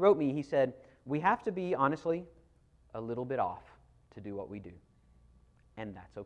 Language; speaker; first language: English; native; English